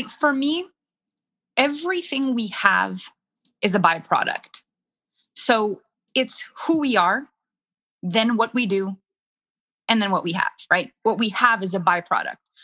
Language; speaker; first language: English; non-native, fluent; French